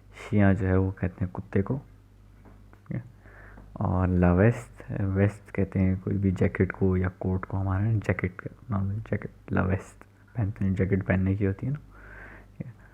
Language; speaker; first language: Urdu; native; Urdu